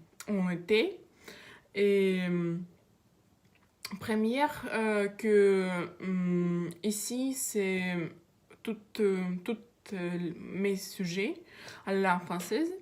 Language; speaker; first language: French; non-native, learner; Russian